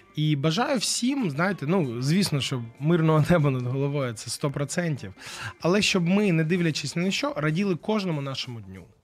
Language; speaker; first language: Ukrainian; non-native, local second language; Russian